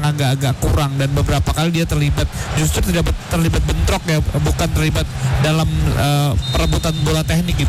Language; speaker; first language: Indonesian; native; Indonesian